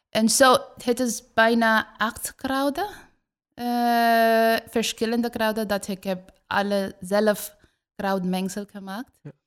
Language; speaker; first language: Dutch; non-native, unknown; Bangla